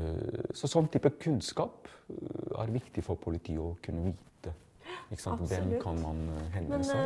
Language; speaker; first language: Norwegian; non-native, fluent; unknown